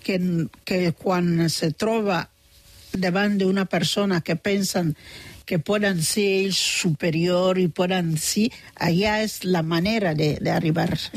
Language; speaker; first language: Catalan; non-native, fluent; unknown